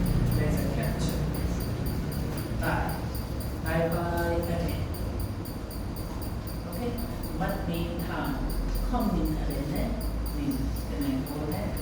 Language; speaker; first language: Vietnamese; non-native, learner; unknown